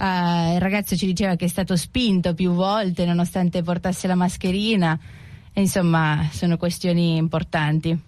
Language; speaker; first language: Italian; native; Italian